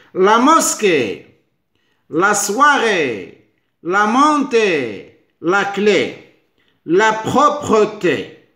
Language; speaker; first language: French; non-native, local second language; Arabic